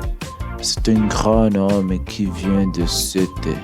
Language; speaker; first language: French; non-native, learner; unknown